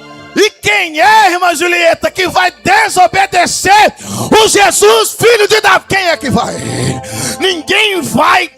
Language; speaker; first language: Portuguese; native; Portuguese